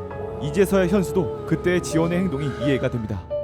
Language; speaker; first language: Korean; native; Korean